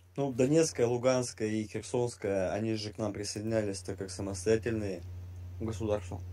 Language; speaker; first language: Russian; native; Russian